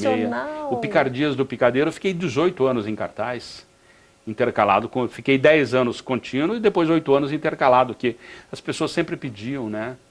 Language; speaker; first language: Portuguese; native; Portuguese